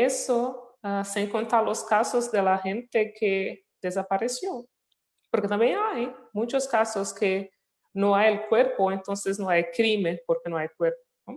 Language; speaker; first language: Spanish; non-native, fluent; Portuguese